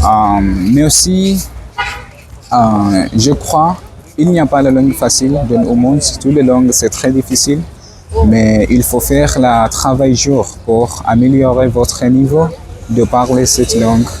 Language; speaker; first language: French; non-native, learner; Swahili